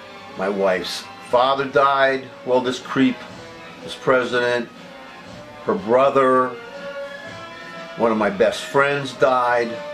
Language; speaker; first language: English; native; English